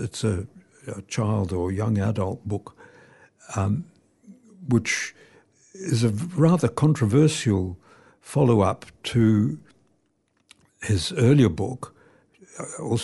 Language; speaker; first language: English; native; English